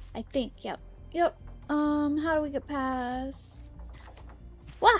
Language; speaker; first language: English; native; English